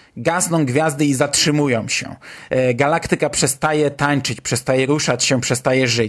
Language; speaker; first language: Polish; native; Polish